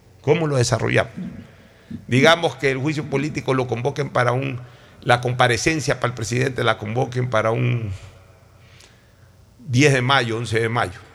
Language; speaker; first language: Spanish; native; Spanish